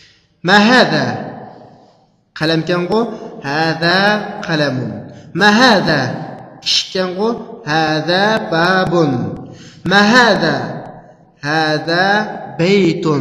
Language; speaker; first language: Arabic; non-native, fluent; Uyghur